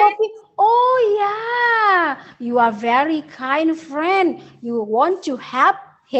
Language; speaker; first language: English; non-native, learner; Indonesian